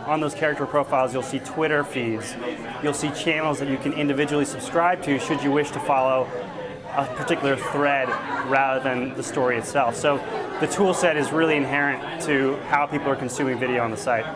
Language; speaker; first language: English; native; English